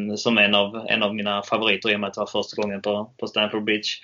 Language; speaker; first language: Swedish; native; Swedish